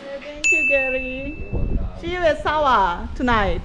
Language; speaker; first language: English; non-native, learner; Korean